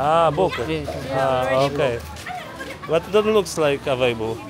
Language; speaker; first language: English; non-native, learner; Polish